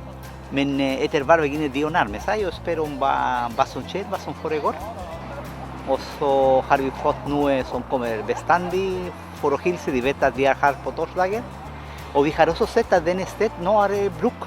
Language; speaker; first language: Norwegian; non-native, fluent; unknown